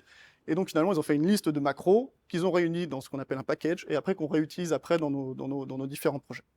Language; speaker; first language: French; native; French